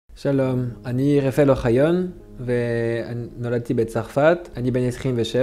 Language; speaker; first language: Hebrew; non-native, fluent; French